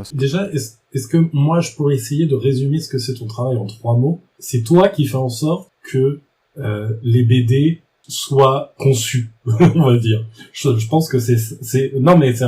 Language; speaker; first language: French; native; French